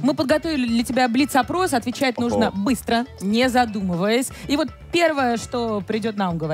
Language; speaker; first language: Russian; native; Russian